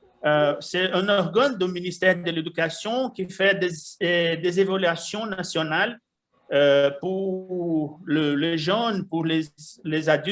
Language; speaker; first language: French; non-native, fluent; Portuguese